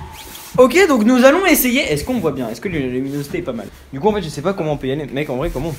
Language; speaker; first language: French; native; French